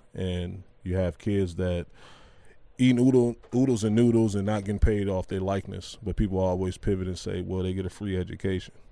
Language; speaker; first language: English; native; English